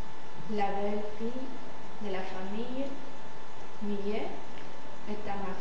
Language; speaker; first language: French; non-native, learner; Spanish